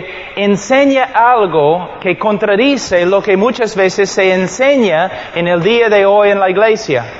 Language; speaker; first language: Spanish; non-native, fluent; English